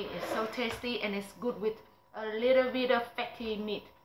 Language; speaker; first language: English; non-native, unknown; Vietnamese